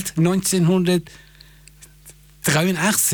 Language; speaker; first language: German; non-native, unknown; Persian